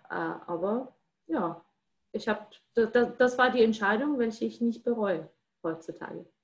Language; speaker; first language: German; non-native, fluent; Russian